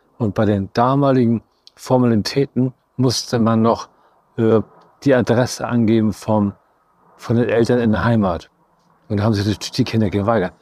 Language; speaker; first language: German; native; German